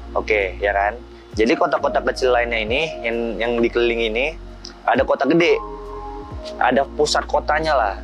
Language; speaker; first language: Indonesian; native; Indonesian